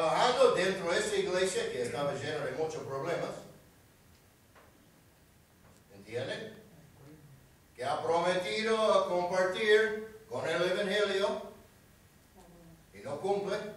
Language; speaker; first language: Spanish; non-native, fluent; English